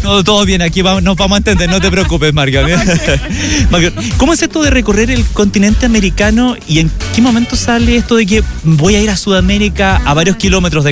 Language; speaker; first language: Spanish; native; Spanish